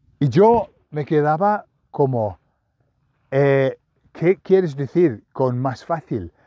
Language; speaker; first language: Spanish; non-native, fluent; English